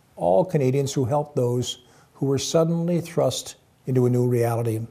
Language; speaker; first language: English; native; English